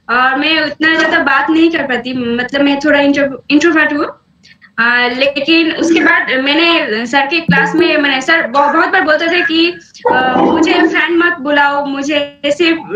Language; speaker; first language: Hindi; non-native, local second language; Bangla